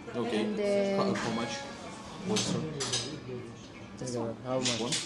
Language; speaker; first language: English; non-native, learner; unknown